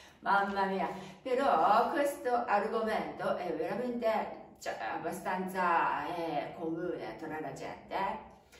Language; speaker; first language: Italian; non-native, fluent; Japanese